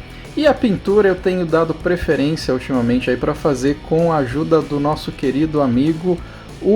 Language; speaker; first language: Portuguese; native; Portuguese